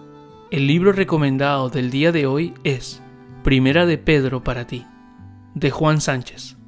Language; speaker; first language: Spanish; native; Spanish